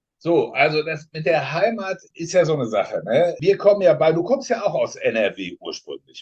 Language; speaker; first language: German; native; German